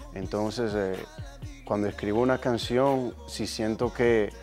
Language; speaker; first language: Spanish; early bilingual, heritage; Spanish